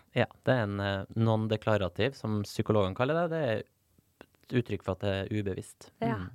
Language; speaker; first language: Norwegian; native; Norwegian